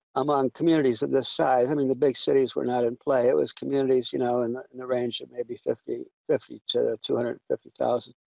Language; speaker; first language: English; native; English